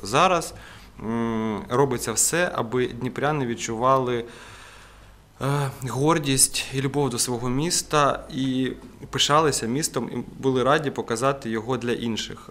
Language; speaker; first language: Ukrainian; native; Ukrainian